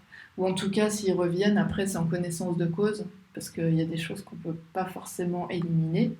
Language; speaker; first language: French; native; French